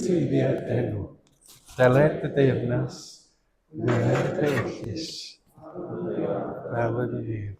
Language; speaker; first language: Welsh; native; Welsh